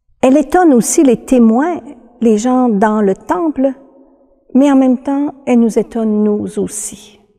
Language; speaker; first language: French; native; French